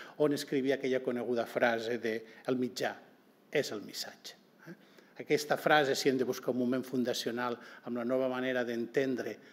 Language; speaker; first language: Catalan; non-native, local second language; Occitan